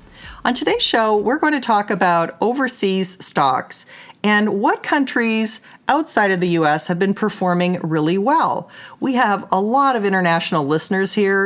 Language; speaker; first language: English; native; English